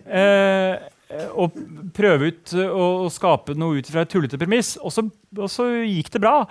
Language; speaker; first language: Norwegian; native; Norwegian